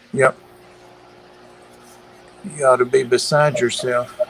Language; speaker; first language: English; native; English